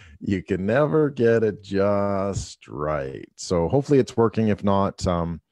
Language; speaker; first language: English; native; English